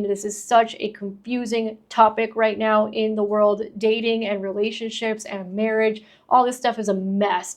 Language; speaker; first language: English; native; English